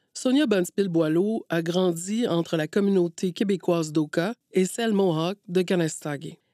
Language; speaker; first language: French; native; French